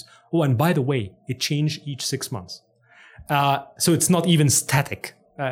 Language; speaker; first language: English; non-native, fluent; Arabic